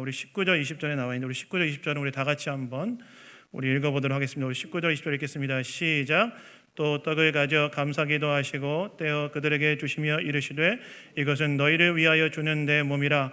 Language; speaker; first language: Korean; native; Korean